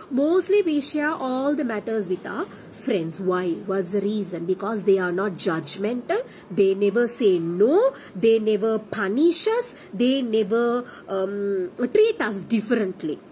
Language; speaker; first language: English; non-native, local second language; Tamil